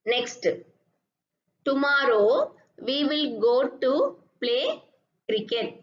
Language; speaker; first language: English; non-native, local second language; Tamil